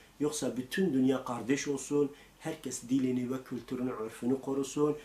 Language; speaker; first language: Turkish; non-native, local second language; Kurdish